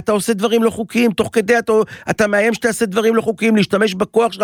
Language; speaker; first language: Hebrew; native; Hebrew